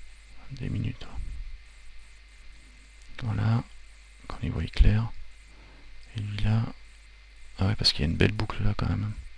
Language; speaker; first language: French; native; French